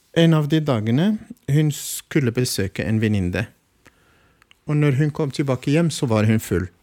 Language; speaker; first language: Norwegian; non-native, fluent; Arabic